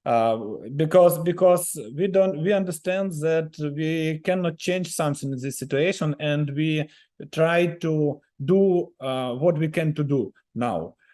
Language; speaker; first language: English; non-native, learner; Ukrainian